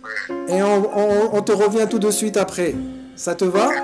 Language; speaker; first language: French; native; French